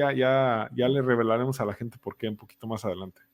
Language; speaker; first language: Spanish; native; Spanish